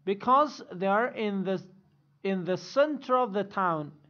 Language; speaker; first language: English; non-native, fluent; Persian